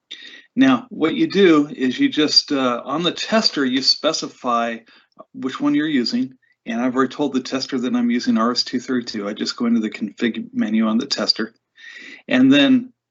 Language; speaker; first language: English; native; English